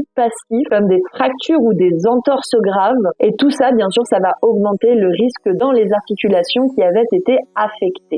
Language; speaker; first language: French; native; French